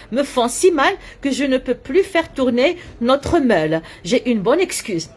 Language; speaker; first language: French; non-native, local second language; Arabic